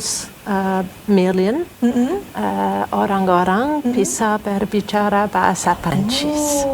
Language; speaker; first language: Indonesian; non-native, learner; French